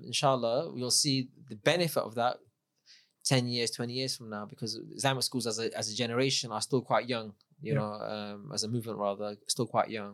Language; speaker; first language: English; native; English